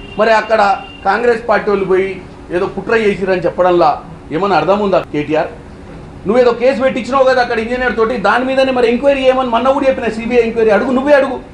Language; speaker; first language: Telugu; native; Telugu